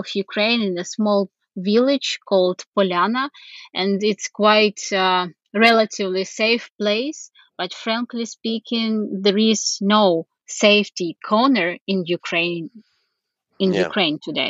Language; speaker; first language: English; non-native, fluent; Ukrainian